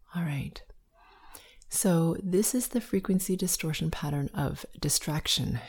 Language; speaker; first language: English; native; English